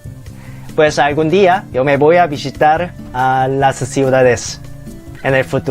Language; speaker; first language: Spanish; non-native, fluent; Korean